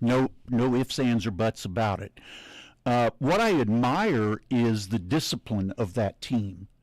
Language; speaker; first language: English; native; English